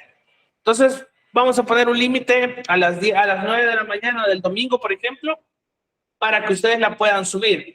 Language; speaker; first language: Spanish; native; Spanish